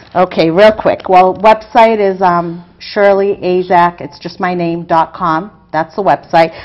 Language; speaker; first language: English; native; English